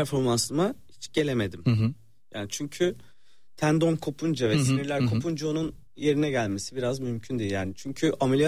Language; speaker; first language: Turkish; native; Turkish